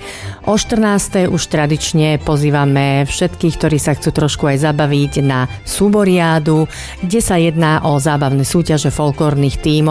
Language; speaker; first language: Slovak; native; Slovak